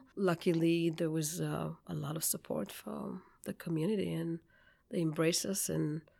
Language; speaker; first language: English; non-native, fluent; Hebrew